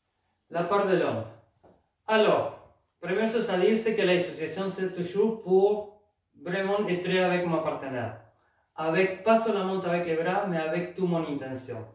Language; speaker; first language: French; non-native, fluent; Spanish